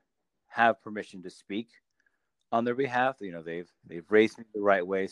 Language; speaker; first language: English; early bilingual, other home language; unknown